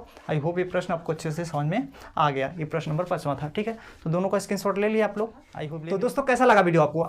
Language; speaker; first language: Hindi; native; Hindi